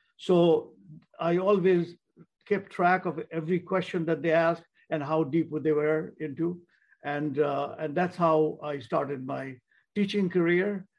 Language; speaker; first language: English; non-native, local second language; Bangla